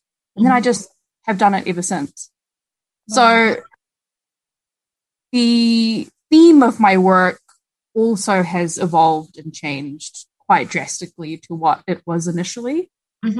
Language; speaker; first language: English; native; English